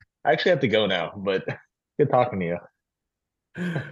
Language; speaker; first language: English; native; English